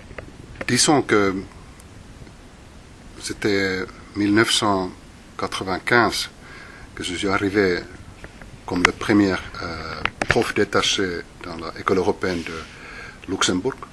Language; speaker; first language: French; non-native, fluent; Finnish